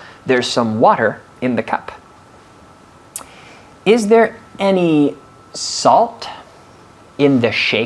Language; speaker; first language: English; non-native, fluent; Spanish